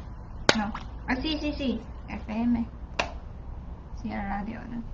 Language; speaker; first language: Spanish; non-native, learner; Chinese